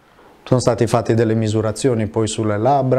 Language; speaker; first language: Italian; native; Italian